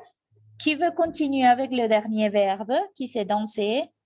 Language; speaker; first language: French; non-native, fluent; Spanish